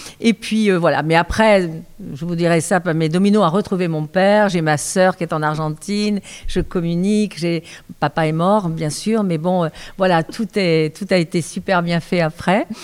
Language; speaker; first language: French; native; French